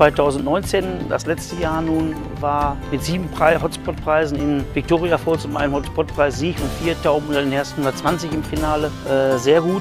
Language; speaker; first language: German; native; German